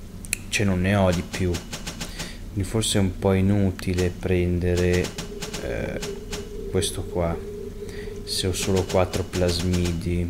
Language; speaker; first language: Italian; native; Italian